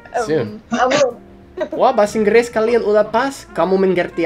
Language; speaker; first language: Indonesian; non-native, learner; English